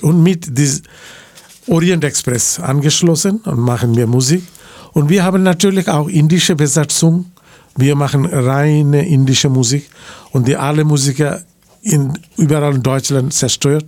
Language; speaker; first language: German; non-native, learner; Bangla